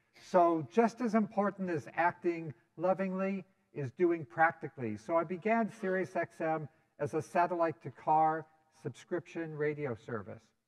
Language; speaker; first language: English; native; English